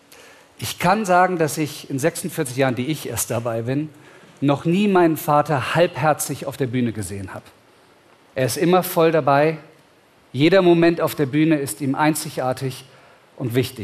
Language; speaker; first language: German; native; German